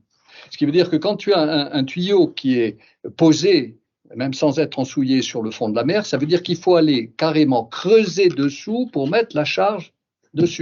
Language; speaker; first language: French; native; French